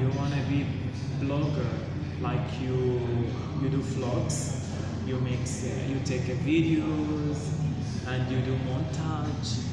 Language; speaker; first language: English; non-native, learner; Arabic